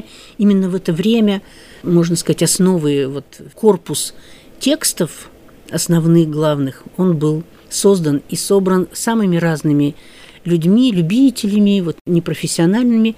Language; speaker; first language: Russian; native; Russian